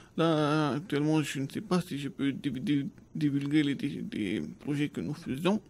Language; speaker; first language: French; native; French